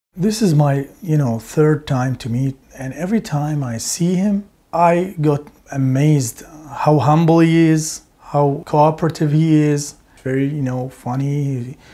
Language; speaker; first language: English; non-native, fluent; Arabic